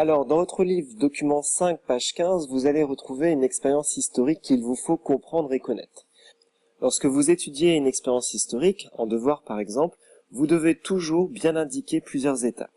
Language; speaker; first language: French; native; French